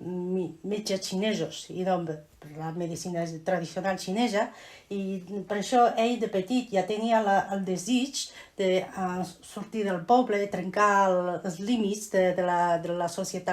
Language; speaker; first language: Catalan; non-native, fluent; Chinese